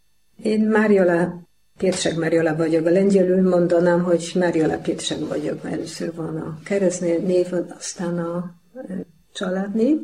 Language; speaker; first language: Hungarian; non-native, fluent; Polish